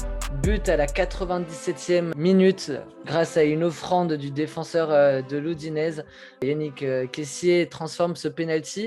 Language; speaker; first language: French; native; French